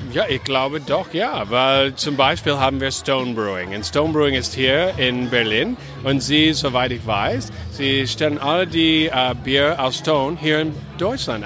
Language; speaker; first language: German; non-native, fluent; English